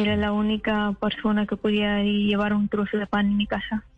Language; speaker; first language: Spanish; non-native, fluent; Persian